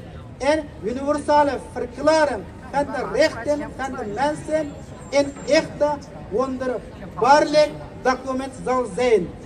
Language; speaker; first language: Dutch; non-native, learner; Uyghur